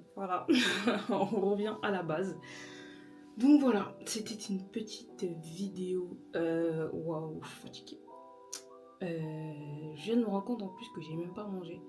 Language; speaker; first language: French; native; French